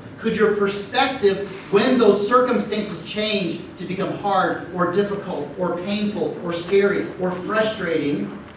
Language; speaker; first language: English; native; English